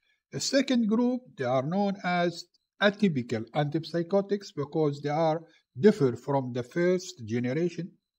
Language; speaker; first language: English; non-native, fluent; Arabic